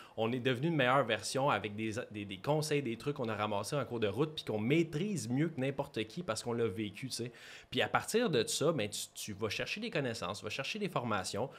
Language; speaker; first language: French; native; French